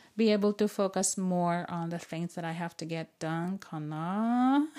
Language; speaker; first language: English; non-native, fluent; Japanese